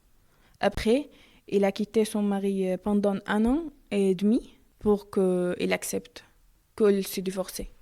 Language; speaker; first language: French; non-native, learner; Arabic